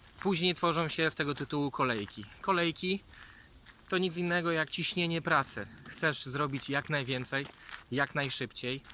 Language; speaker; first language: Polish; native; Polish